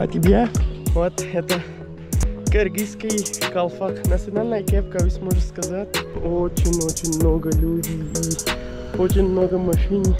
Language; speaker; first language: Russian; non-native, learner; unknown